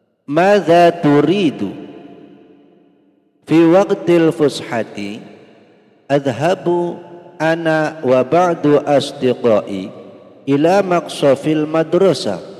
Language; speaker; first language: Arabic; non-native, fluent; Indonesian